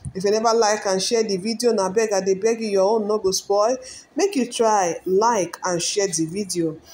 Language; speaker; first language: Nigerian Pidgin; non-native, local second language; Yoruba